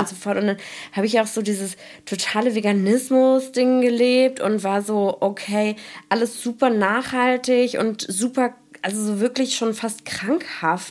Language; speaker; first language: German; native; German